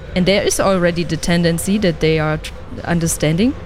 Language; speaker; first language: English; non-native, fluent; German